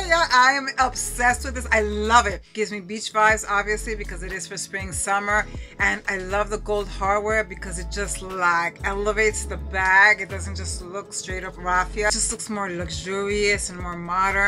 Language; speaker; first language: English; early bilingual, other home language; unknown